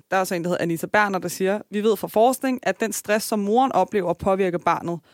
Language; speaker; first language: Danish; early bilingual, other home language; Persian